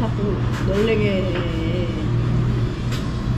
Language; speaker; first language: Korean; non-native, fluent; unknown